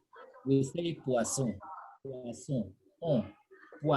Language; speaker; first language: French; non-native, fluent; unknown